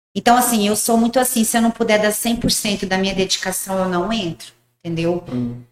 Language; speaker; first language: Portuguese; early bilingual, heritage; Portuguese